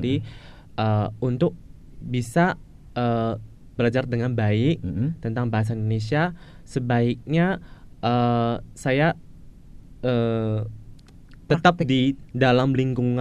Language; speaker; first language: Indonesian; non-native, fluent; Chinese